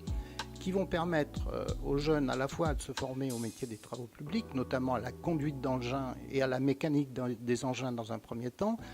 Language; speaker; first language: French; native; French